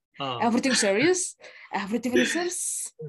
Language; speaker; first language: English; non-native, fluent; Indonesian